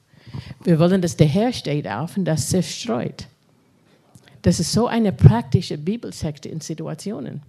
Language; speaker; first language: German; non-native, fluent; English